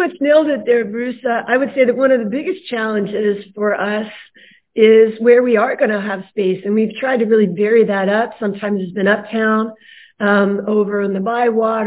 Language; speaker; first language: English; native; English